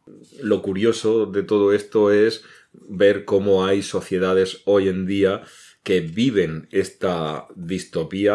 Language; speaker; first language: Spanish; native; Spanish